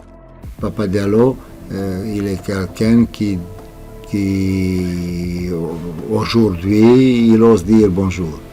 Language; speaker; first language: French; non-native, fluent; Romanian